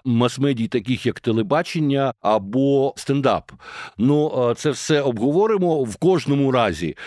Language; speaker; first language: Ukrainian; native; Ukrainian